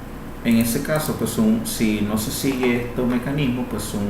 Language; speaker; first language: Spanish; native; Spanish